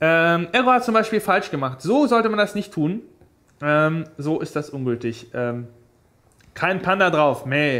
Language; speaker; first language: German; native; German